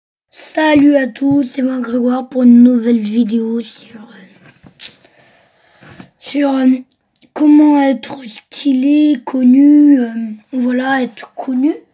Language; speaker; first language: French; early bilingual, other home language; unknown